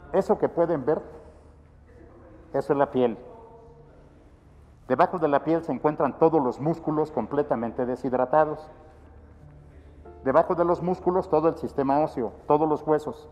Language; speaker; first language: Spanish; native; Spanish